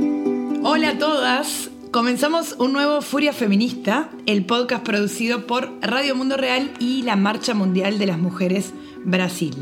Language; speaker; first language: Spanish; native; Spanish